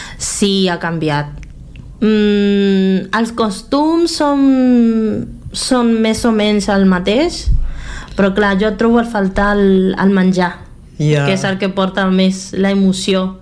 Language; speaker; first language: Catalan; non-native, learner; Spanish